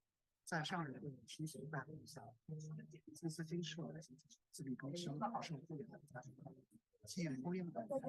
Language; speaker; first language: Chinese; native; Chinese